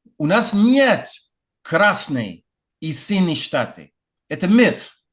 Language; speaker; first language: Russian; non-native, fluent; English